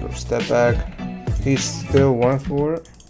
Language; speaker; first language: English; native; English